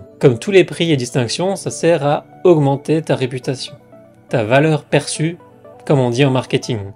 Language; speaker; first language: French; native; French